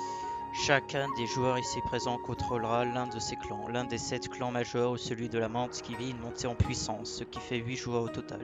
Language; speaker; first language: French; native; French